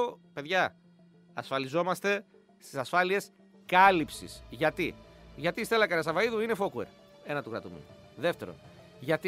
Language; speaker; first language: Greek; native; Greek